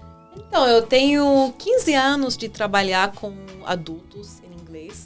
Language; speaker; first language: Portuguese; non-native, fluent; English